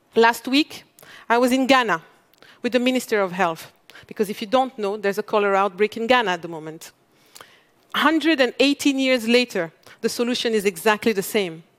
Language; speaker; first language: English; non-native, fluent; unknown